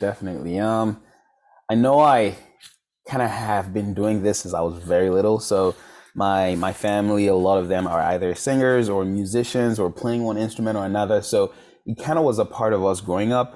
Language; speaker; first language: English; non-native, local second language; Yoruba